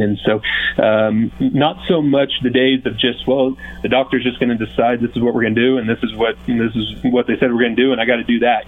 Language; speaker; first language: English; native; English